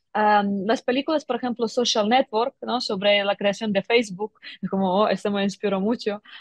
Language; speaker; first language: Spanish; non-native, fluent; Ukrainian